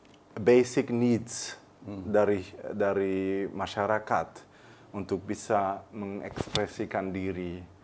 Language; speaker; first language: Indonesian; early bilingual, heritage; German